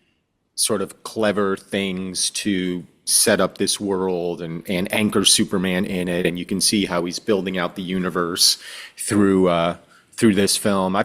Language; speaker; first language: English; native; English